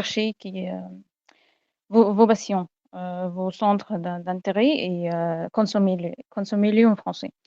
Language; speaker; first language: French; non-native, fluent; Arabic